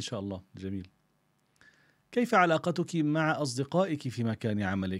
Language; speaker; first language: Arabic; native; Arabic